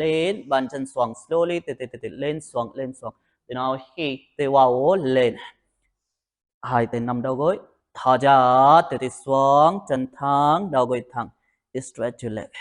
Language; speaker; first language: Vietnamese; non-native, learner; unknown